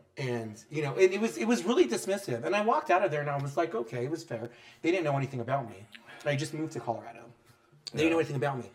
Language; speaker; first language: English; native; English